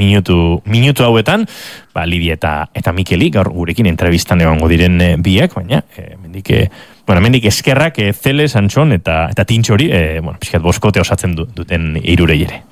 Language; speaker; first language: Basque; native; Basque